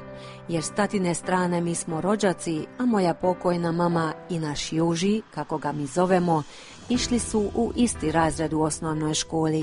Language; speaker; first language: Serbian; early bilingual, heritage; Croatian